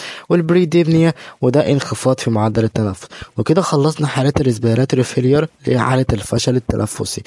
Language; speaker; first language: Arabic; native; Arabic